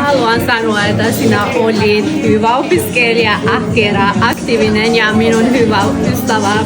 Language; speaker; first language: Finnish; non-native, learner; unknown